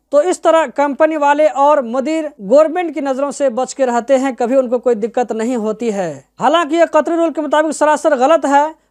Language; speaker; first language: Hindi; native; Hindi